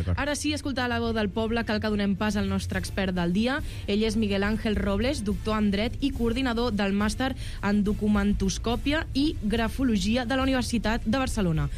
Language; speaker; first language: Catalan; native; Catalan